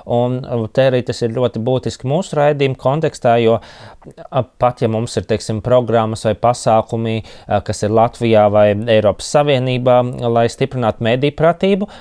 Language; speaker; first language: Latvian; native; Latvian